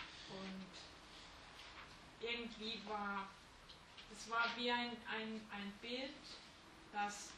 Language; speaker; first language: German; native; German